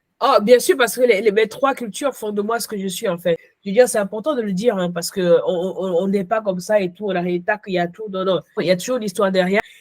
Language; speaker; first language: French; early bilingual, other home language; Ghomala